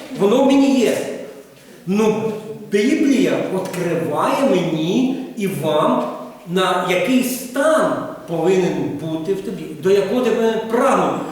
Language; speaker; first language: Ukrainian; non-native, local second language; Russian